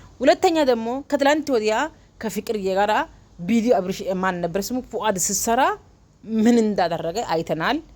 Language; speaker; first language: Amharic; non-native, local second language; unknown